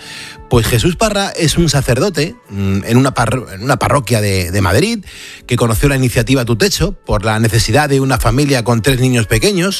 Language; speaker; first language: Spanish; native; Spanish